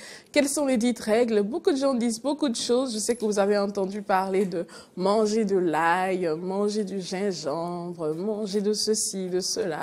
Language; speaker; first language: French; non-native, local second language; Fon